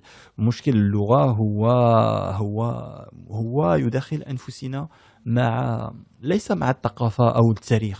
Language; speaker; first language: Arabic; early bilingual, heritage; French